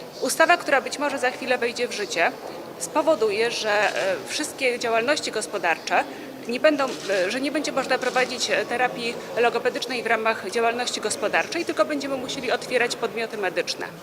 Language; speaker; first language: Polish; native; Polish